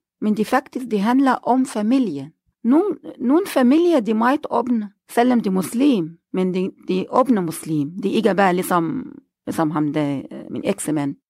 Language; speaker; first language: Danish; non-native, learner; Arabic